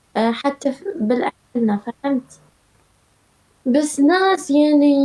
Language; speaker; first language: Arabic; non-native, learner; Turkish